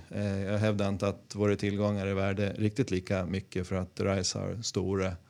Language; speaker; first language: Swedish; native; Swedish